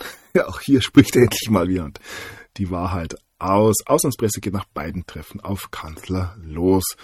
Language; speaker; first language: German; native; German